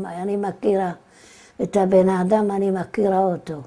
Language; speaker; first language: Hebrew; non-native, fluent; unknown